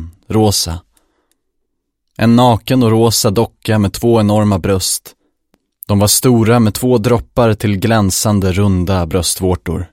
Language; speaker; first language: Swedish; native; Swedish